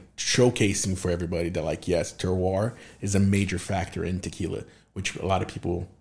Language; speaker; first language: English; non-native, fluent; Portuguese